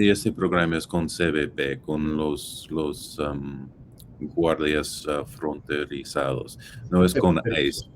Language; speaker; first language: Spanish; non-native, fluent; English